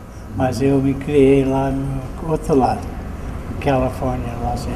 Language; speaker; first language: Portuguese; non-native, fluent; English